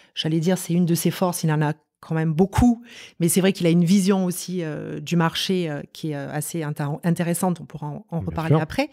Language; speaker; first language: French; native; French